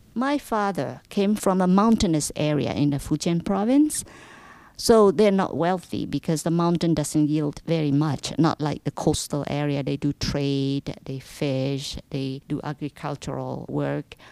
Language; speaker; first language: English; non-native, fluent; Indonesian